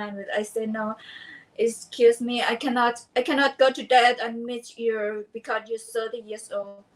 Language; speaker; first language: English; non-native, learner; Thai